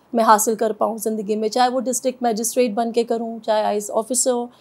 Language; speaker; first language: Hindi; native; Hindi